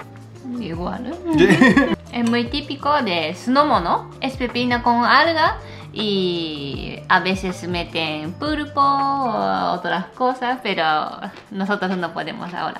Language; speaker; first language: Spanish; non-native, learner; Japanese